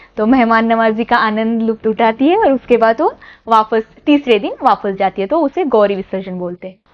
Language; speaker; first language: Hindi; non-native, local second language; Marathi